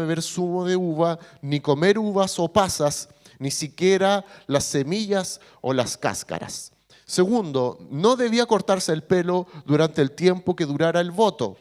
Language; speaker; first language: Spanish; native; Spanish